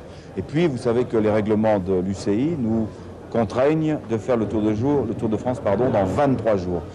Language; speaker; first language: French; native; French